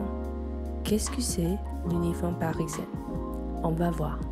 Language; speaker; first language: French; non-native, fluent; English